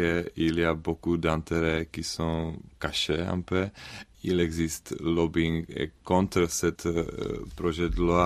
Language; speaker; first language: French; non-native, learner; Czech